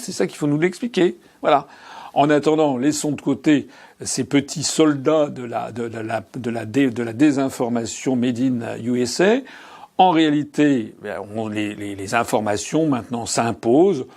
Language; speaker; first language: French; native; French